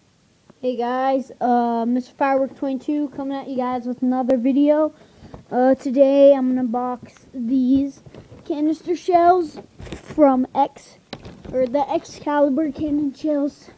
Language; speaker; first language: English; native; English